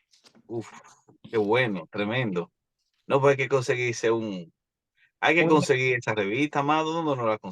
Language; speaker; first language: Spanish; native; Spanish